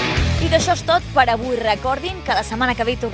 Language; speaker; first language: Catalan; native; Catalan